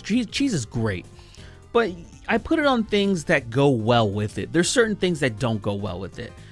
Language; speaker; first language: English; native; English